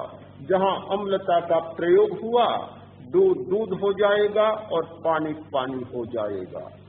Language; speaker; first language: Hindi; native; Hindi